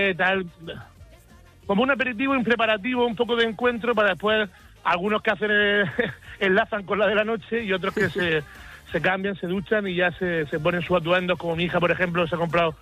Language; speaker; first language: Spanish; native; Spanish